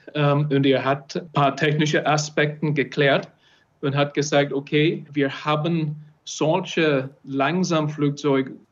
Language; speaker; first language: German; non-native, fluent; English